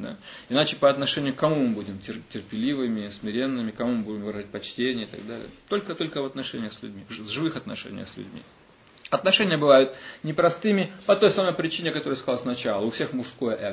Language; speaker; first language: Russian; native; Russian